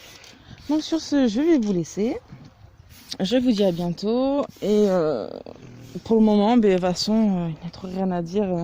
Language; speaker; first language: French; native; French